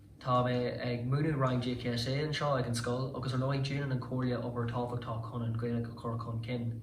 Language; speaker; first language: Irish; non-native, local second language; English